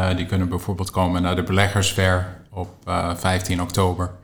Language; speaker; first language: Dutch; non-native, fluent; English